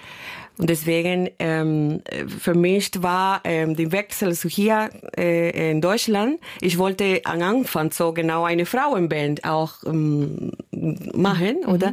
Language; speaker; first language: German; non-native, fluent; Spanish